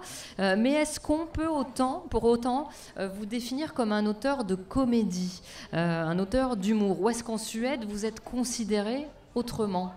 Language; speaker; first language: French; native; French